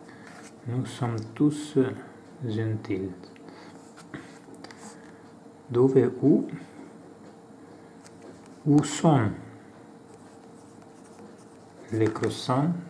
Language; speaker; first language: French; non-native, learner; Italian